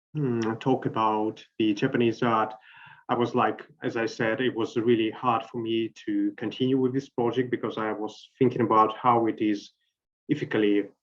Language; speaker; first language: English; non-native, fluent; Russian